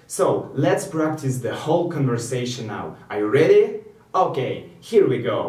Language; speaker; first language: English; non-native, fluent; Russian